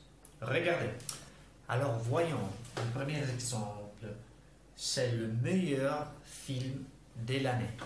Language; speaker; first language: French; non-native, fluent; Italian